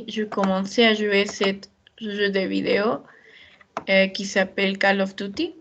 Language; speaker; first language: French; non-native, learner; Spanish